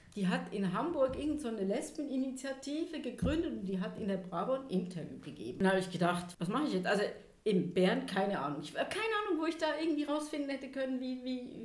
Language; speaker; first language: German; native; German